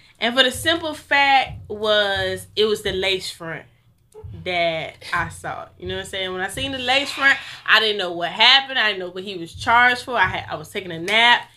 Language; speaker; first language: English; native; English